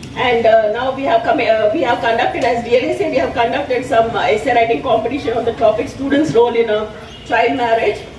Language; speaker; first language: English; non-native, local second language; Telugu